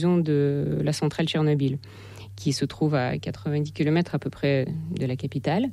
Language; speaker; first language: French; non-native, fluent; Russian